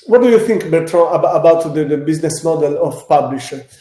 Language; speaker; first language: English; non-native, fluent; Italian